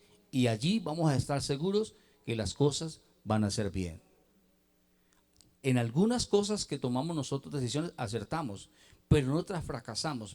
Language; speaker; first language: Spanish; native; Spanish